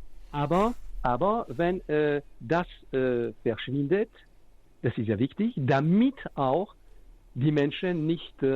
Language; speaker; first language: German; non-native, fluent; French